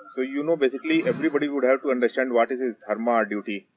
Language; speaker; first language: English; non-native, local second language; Hindi